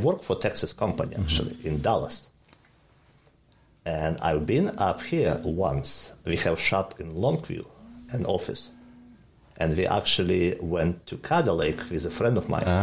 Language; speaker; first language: English; non-native, fluent; Ukrainian